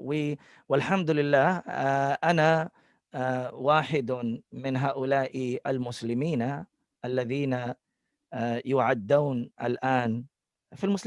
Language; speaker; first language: Arabic; non-native, fluent; English